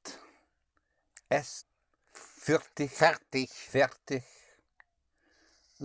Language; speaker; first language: German; non-native, learner; English